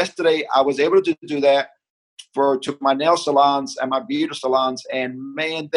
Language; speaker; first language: English; early bilingual, other home language; Spanish